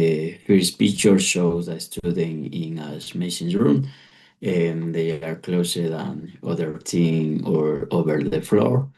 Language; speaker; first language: English; non-native, learner; Spanish